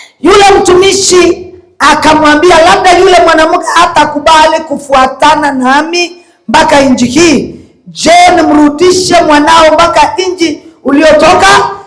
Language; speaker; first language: Swahili; non-native, local second language; Kalenjin